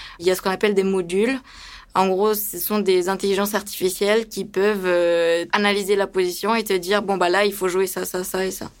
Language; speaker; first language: French; early bilingual, other home language; Romanian